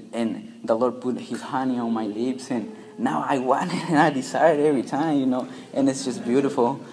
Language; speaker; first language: English; non-native, fluent; Spanish